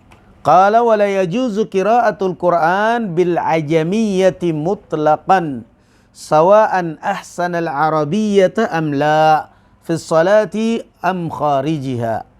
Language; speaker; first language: Arabic; non-native, fluent; Indonesian